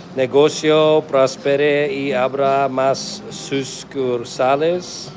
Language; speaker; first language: Spanish; non-native, learner; English